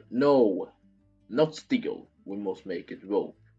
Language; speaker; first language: English; non-native, fluent; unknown